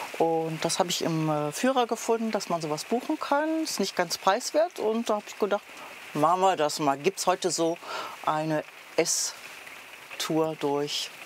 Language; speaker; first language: German; native; German